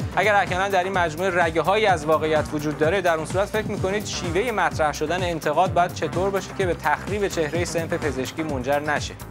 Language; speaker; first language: Persian; native; Persian